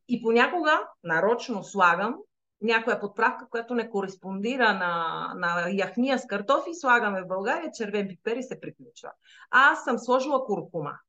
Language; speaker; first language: Bulgarian; native; Bulgarian